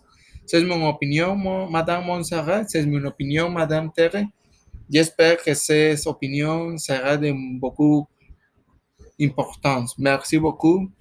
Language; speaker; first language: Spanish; non-native, learner; French